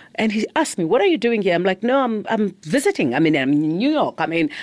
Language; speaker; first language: English; non-native, local second language; Zulu